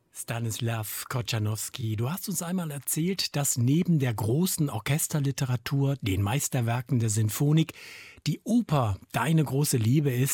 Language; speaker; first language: German; native; German